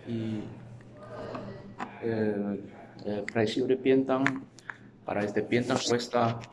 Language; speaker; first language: Spanish; non-native, fluent; Chinese